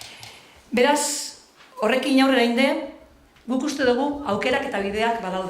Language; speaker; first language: Basque; native; Basque